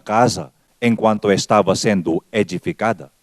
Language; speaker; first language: Portuguese; native; Portuguese